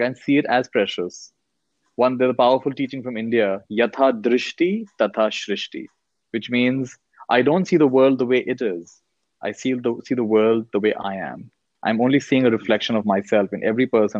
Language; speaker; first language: English; non-native, local second language; Hindi